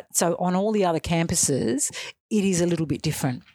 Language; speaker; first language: English; native; English